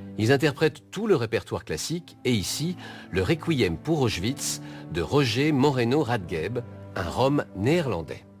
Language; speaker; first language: French; native; French